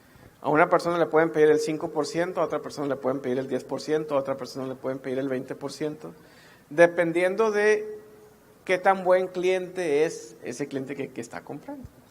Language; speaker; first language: Spanish; native; Spanish